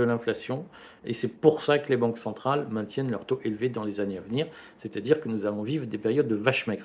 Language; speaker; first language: French; native; French